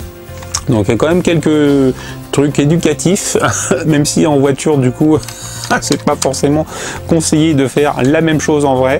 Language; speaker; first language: French; native; French